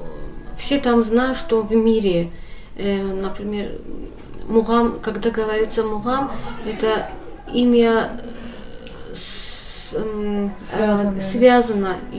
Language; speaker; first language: Russian; non-native, learner; Azerbaijani